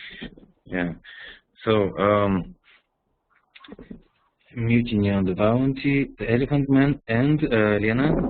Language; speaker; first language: English; non-native, fluent; Russian